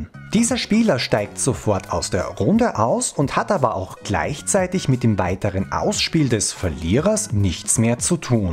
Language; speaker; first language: German; native; German